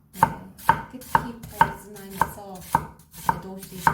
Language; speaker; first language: Korean; non-native, learner; Polish